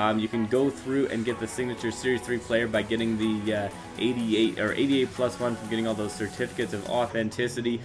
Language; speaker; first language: English; native; English